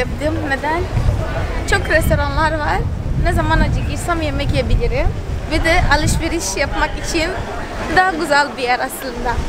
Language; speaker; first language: Turkish; non-native, fluent; Portuguese